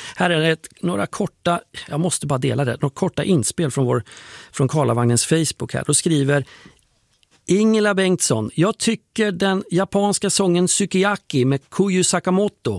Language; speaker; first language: Swedish; native; Swedish